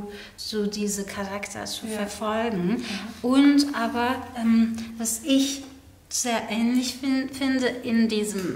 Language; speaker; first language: German; non-native, fluent; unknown